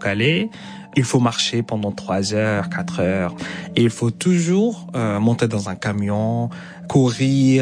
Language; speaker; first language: French; non-native, fluent; Arabic